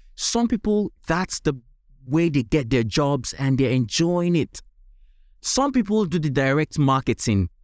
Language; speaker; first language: English; non-native, local second language; Yoruba